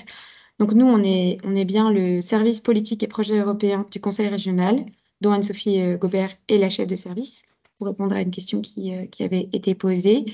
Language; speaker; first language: French; native; French